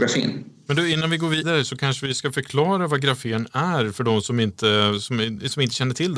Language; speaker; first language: Swedish; native; Swedish